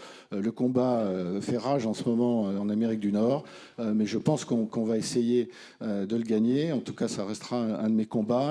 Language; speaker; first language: French; native; French